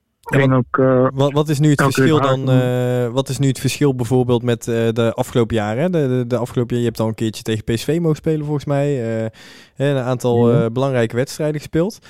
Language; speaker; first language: Dutch; native; Dutch